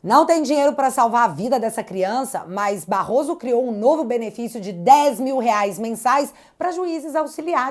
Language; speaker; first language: Portuguese; native; Portuguese